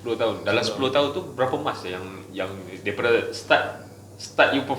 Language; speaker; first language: Malay; native; Malay